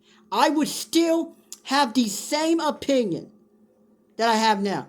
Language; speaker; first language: English; native; English